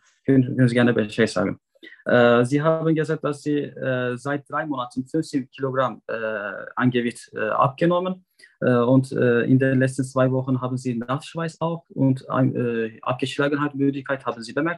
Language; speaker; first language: German; non-native, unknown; Turkish